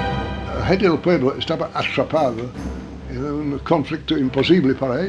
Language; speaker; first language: Spanish; non-native, fluent; English